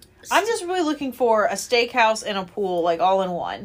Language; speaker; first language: English; native; English